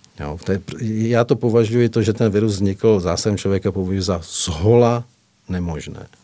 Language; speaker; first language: Czech; native; Czech